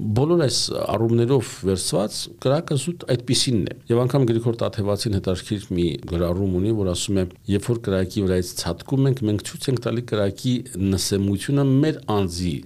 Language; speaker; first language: Armenian; native; Armenian